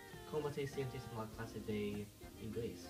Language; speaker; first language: Spanish; non-native, learner; English